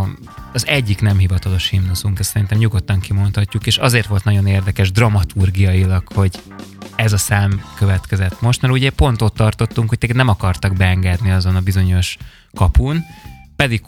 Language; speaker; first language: Hungarian; native; Hungarian